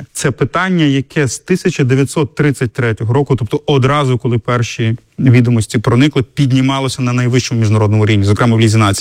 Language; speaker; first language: Ukrainian; native; Ukrainian